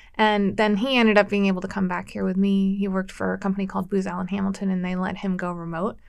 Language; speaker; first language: English; native; English